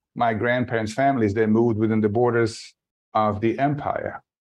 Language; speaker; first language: English; non-native, fluent; Bosnian